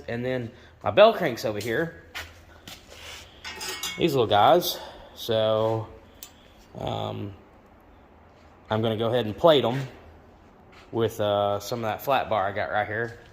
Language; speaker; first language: English; native; English